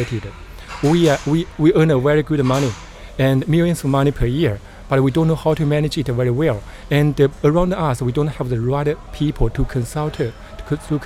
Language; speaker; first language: English; non-native, learner; Chinese